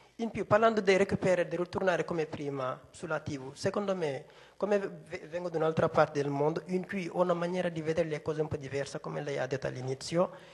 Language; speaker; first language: Italian; non-native, fluent; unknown